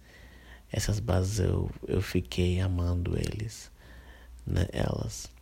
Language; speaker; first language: Portuguese; non-native, fluent; English